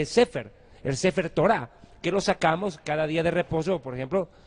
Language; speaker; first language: Spanish; native; Spanish